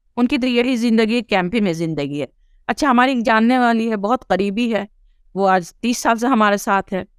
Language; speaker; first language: Urdu; early bilingual, heritage; Urdu